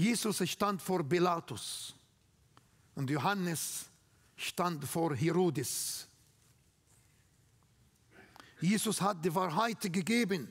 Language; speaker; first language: German; non-native, fluent; Arabic